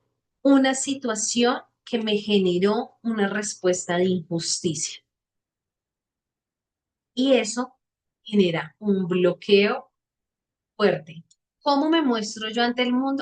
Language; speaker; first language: Spanish; native; Spanish